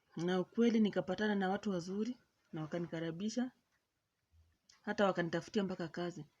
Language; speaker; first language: Swahili; non-native, local second language; Luyia